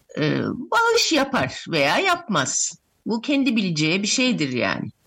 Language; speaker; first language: Turkish; native; Turkish